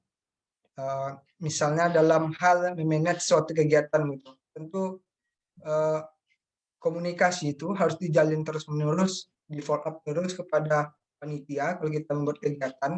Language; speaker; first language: Indonesian; native; Indonesian